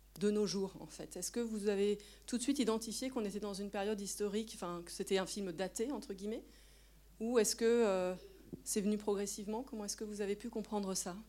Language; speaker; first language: French; native; French